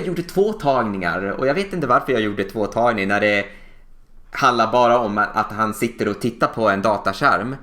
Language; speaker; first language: Swedish; native; Swedish